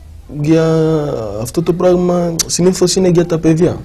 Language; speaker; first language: Greek; non-native, fluent; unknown